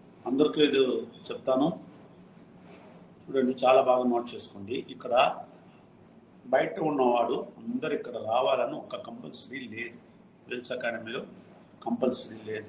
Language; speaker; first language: Telugu; non-native, fluent; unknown